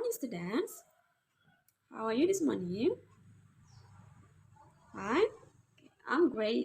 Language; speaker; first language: English; non-native, learner; Indonesian